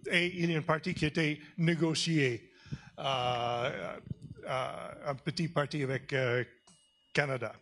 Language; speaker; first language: French; non-native, fluent; English